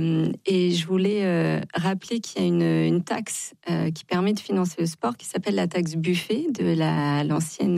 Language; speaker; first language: French; native; French